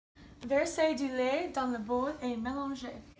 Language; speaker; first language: French; non-native, learner; English